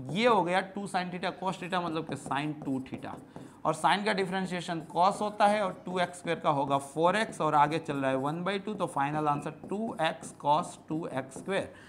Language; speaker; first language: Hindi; non-native, local second language; Gujarati